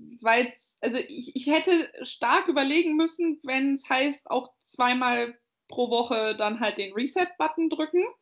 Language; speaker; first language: German; native; German